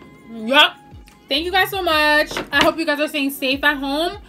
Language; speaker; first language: English; early bilingual, other home language; Spanish